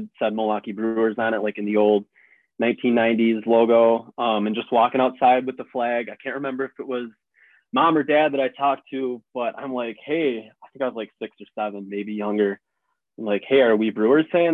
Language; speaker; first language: English; native; English